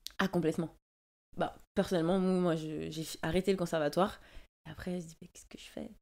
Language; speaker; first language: French; native; French